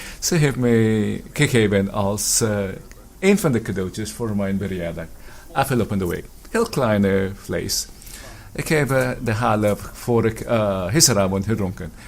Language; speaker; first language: Dutch; non-native, fluent; Filipino